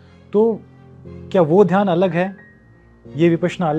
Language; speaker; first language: Hindi; native; Hindi